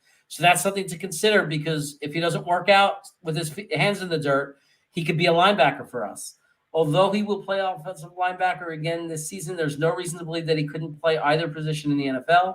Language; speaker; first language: English; native; English